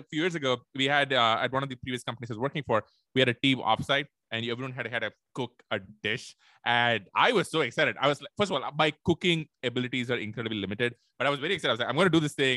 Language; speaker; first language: English; non-native, local second language; Tamil